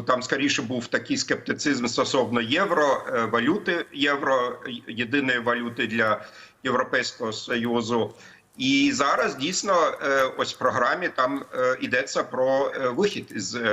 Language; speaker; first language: Ukrainian; non-native, fluent; German